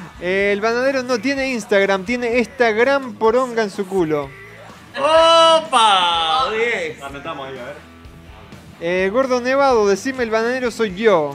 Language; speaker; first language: Spanish; native; Spanish